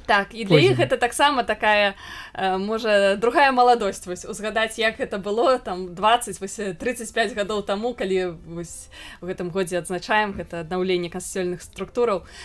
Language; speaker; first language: Belarusian; native; Belarusian